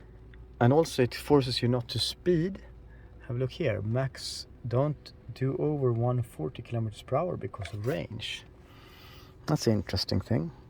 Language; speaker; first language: English; non-native, fluent; Swedish